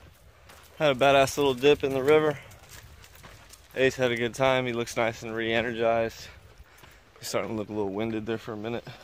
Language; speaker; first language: English; native; English